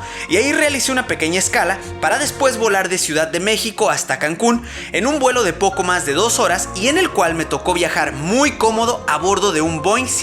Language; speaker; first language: Spanish; native; Spanish